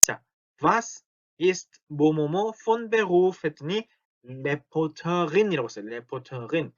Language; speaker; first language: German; non-native, fluent; Korean